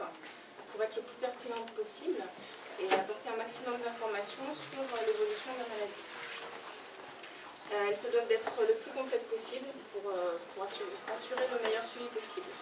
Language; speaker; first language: French; native; French